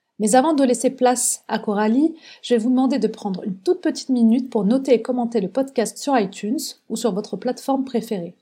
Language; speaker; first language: French; native; French